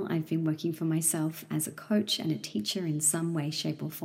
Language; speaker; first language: English; native; English